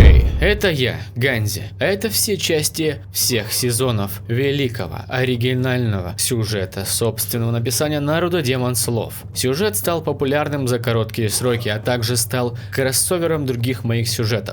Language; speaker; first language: Russian; native; Russian